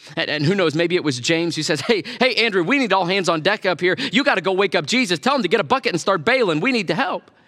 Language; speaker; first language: English; native; English